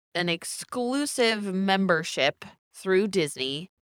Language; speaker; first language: English; native; English